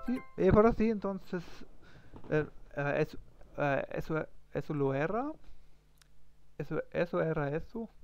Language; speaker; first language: Spanish; non-native, learner; German